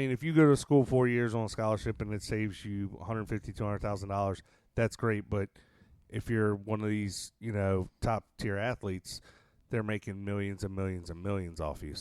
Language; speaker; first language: English; native; English